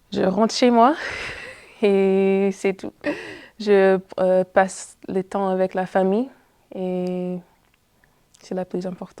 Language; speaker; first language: French; non-native, fluent; English